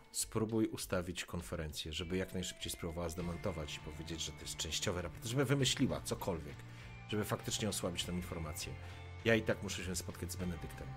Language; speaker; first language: Polish; native; Polish